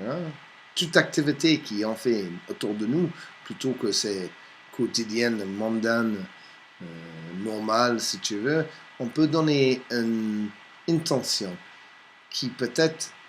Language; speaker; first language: French; non-native, fluent; English